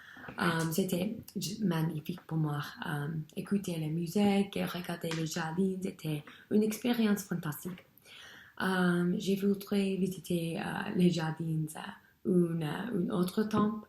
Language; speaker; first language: French; non-native, learner; English